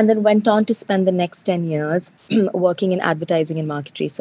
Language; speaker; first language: English; non-native, local second language; Telugu